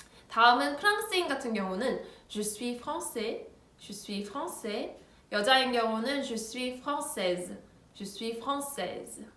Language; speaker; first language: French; non-native, fluent; Korean